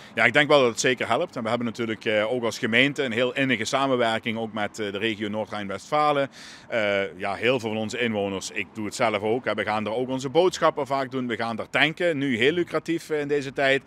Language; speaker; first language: Dutch; native; Dutch